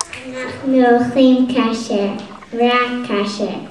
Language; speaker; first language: Hebrew; non-native, learner; English